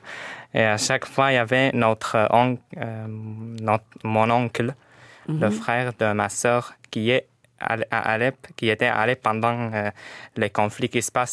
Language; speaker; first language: French; non-native, fluent; Arabic